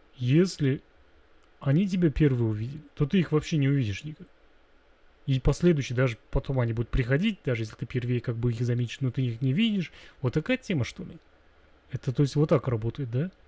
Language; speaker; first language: Russian; non-native, local second language; Kazakh